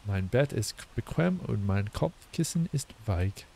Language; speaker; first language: German; non-native, learner; English